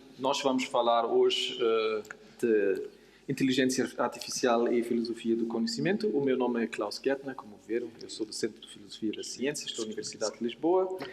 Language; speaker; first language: Portuguese; non-native, fluent; German